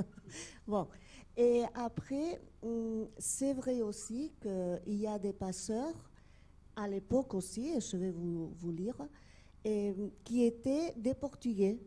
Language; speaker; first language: French; non-native, fluent; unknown